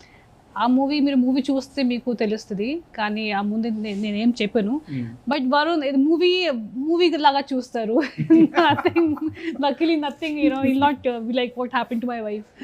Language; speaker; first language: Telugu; non-native, fluent; Hindi